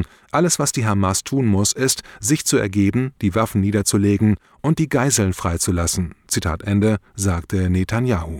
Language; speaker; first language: German; native; German